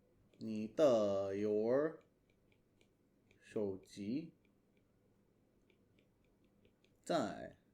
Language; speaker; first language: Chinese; non-native, learner; English